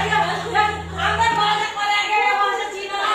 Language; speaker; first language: Indonesian; non-native, local second language; Sundanese